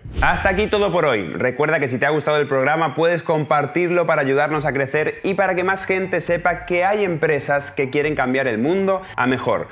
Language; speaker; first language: Spanish; native; Spanish